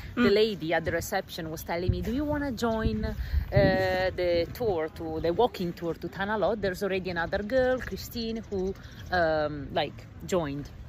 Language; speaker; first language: English; non-native, fluent; Italian